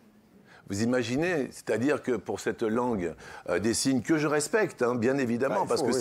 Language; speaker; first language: French; native; French